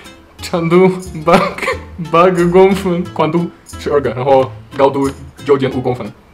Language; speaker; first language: Chinese; non-native, learner; Russian